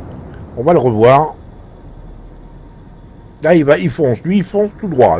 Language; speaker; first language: French; native; French